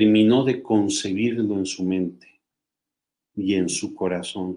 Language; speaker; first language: Spanish; native; Spanish